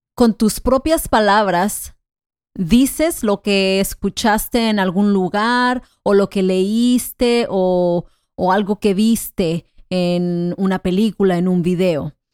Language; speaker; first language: Spanish; non-native, fluent; English